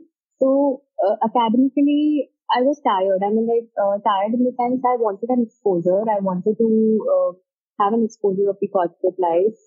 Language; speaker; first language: English; non-native, local second language; Hindi